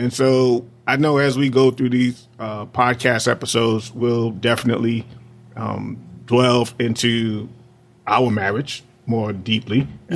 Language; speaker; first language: English; native; English